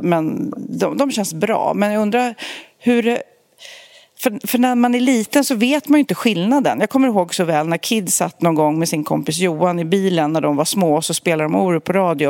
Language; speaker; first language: Swedish; native; Swedish